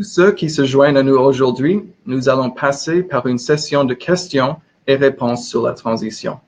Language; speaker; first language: French; non-native, learner; English